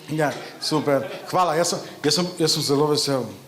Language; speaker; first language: Slovenian; non-native, fluent; Macedonian